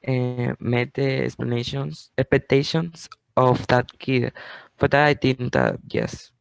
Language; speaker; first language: English; non-native, learner; Spanish